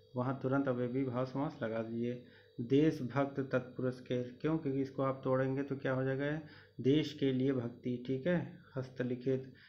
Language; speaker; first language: Hindi; native; Hindi